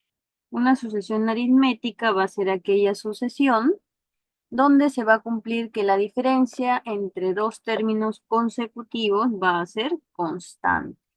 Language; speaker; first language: Spanish; native; Spanish